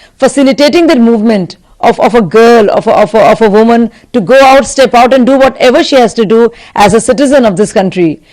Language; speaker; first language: English; non-native, local second language; Hindi